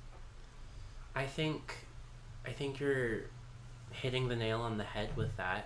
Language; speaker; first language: English; native; English